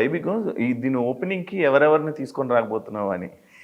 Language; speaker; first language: Telugu; native; Telugu